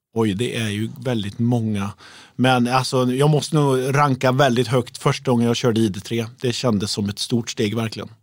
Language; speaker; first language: Swedish; native; Swedish